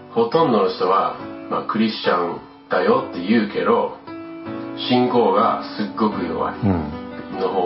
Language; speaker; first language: Japanese; early bilingual, other home language; English